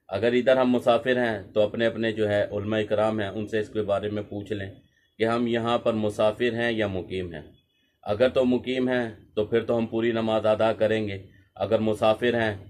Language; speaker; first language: Urdu; non-native, local second language; Punjabi